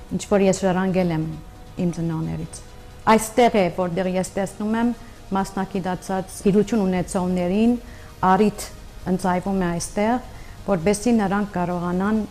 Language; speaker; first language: Armenian; early bilingual, heritage; Armenian